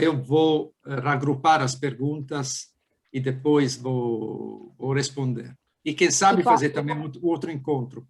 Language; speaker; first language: Portuguese; non-native, fluent; Italian